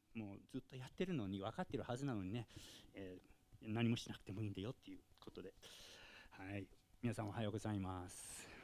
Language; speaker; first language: Japanese; non-native, fluent; English